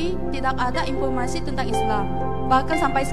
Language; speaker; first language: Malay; non-native, fluent; Korean